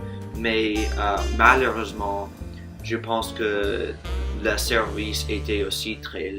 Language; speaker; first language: French; non-native, fluent; English